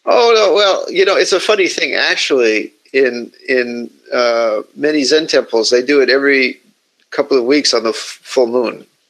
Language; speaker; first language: English; native; English